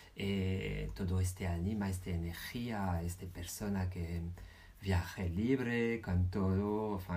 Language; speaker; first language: Spanish; non-native, fluent; French